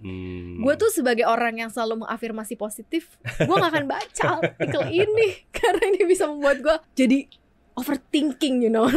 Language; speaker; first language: Indonesian; native; Indonesian